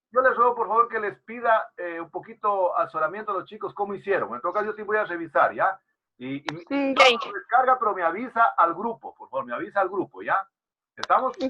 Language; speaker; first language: Spanish; native; Spanish